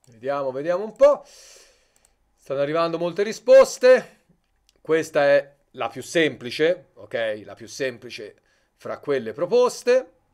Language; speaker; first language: Italian; native; Italian